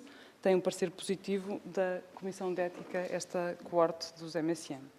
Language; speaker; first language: Portuguese; native; Portuguese